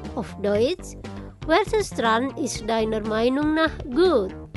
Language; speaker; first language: German; non-native, fluent; Indonesian